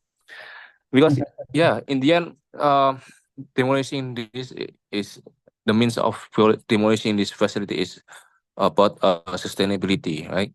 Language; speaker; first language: English; non-native, local second language; Indonesian